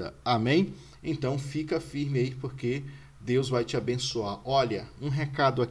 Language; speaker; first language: Portuguese; native; Portuguese